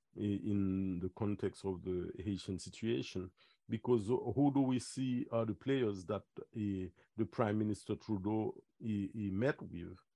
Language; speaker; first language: English; non-native, fluent; Haitian Creole